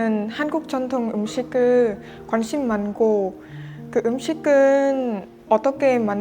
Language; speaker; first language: Korean; non-native, learner; Vietnamese